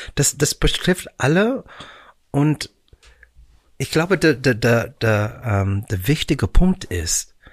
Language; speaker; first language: German; non-native, fluent; English